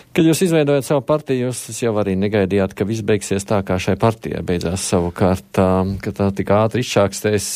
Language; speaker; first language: Latvian; native; Latvian